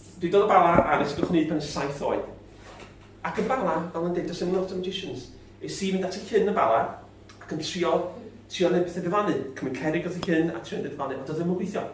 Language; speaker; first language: Welsh; native; Welsh